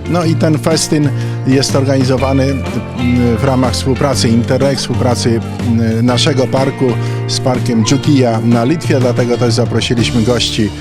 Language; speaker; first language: Polish; native; Polish